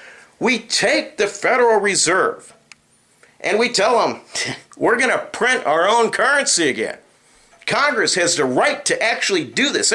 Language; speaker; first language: English; native; English